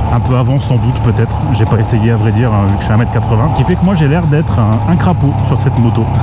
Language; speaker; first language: French; native; French